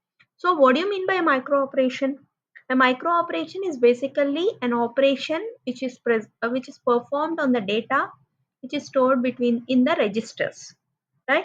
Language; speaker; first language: English; non-native, local second language; Telugu